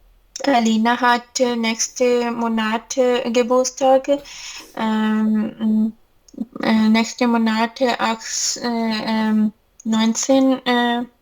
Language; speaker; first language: German; non-native, learner; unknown